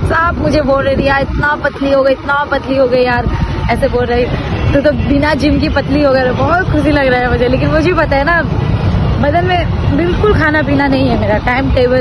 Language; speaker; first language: Hindi; non-native, local second language; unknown